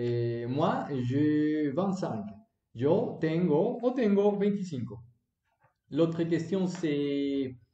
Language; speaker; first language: French; non-native, learner; Spanish